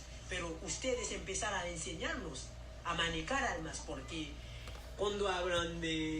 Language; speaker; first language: Spanish; non-native, learner; Haitian Creole